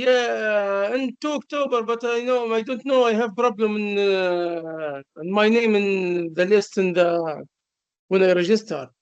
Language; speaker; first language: English; non-native, learner; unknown